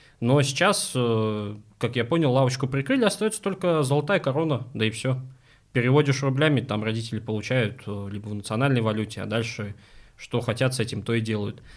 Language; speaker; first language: Russian; non-native, local second language; Uzbek